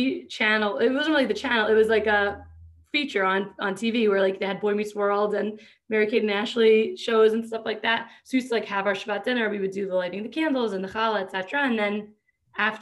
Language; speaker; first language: English; native; English